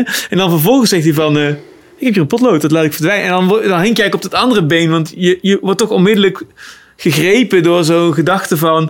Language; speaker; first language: Dutch; native; Dutch